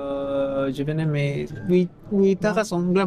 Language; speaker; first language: French; non-native, fluent; Spanish